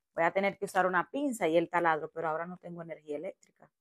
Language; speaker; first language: Spanish; native; Spanish